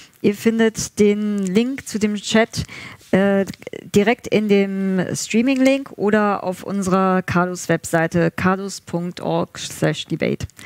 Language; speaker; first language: German; native; German